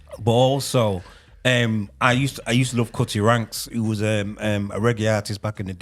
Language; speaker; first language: English; native; English